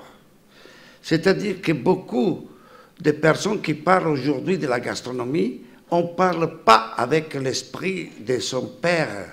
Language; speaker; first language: French; non-native, fluent; Italian